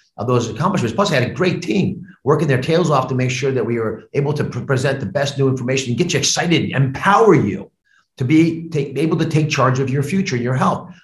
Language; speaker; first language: English; native; English